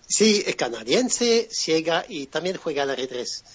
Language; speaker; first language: Spanish; non-native, fluent; French